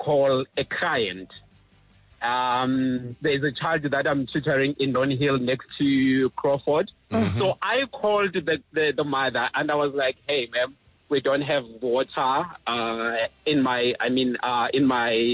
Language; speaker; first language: English; non-native, local second language; Zulu